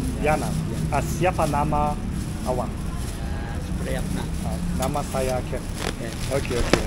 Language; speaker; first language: Indonesian; non-native, learner; German